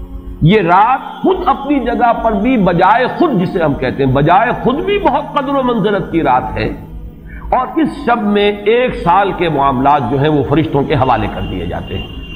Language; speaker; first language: Urdu; native; Urdu